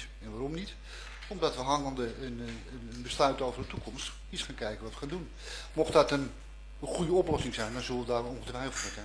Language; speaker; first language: Dutch; native; Dutch